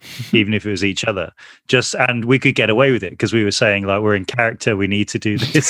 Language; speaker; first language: English; native; English